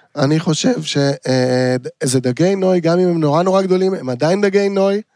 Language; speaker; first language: Hebrew; native; Hebrew